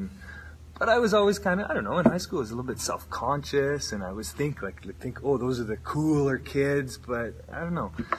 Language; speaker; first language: English; native; English